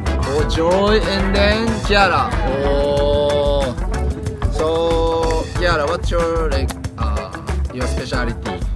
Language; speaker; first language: English; non-native, learner; Japanese